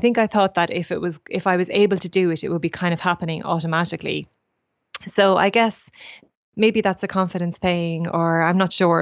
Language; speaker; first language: English; native; English